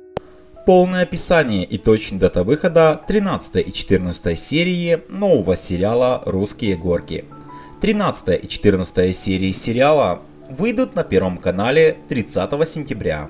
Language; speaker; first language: Russian; native; Russian